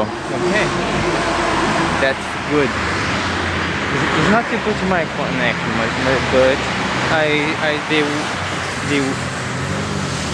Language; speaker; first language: English; non-native, learner; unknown